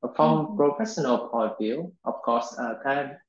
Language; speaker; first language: English; non-native, fluent; Vietnamese